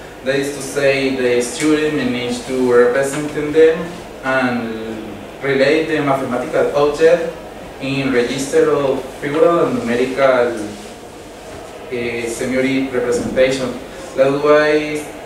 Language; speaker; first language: English; non-native, learner; Spanish